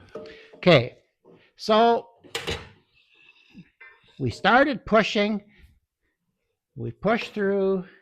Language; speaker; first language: English; native; English